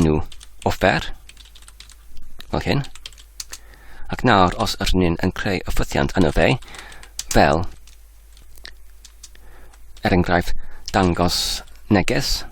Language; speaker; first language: Welsh; non-native, learner; English